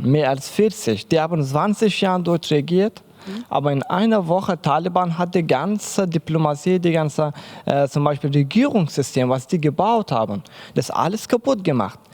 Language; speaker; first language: German; non-native, learner; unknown